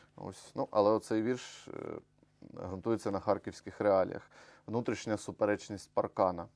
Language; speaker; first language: Ukrainian; native; Ukrainian